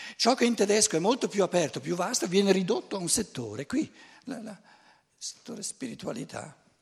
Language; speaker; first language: Italian; native; Italian